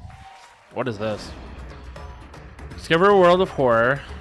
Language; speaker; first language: English; native; English